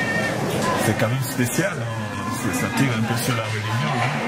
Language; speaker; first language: French; native; French